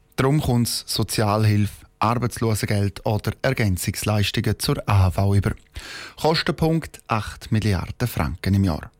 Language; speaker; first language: German; native; German